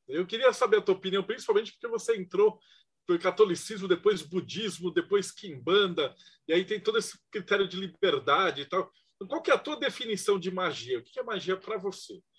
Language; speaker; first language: Portuguese; native; Portuguese